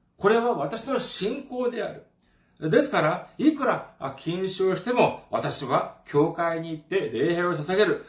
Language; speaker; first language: Japanese; non-native, fluent; Korean